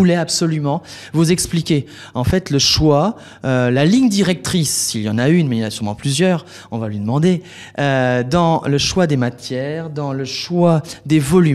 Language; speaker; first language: French; native; French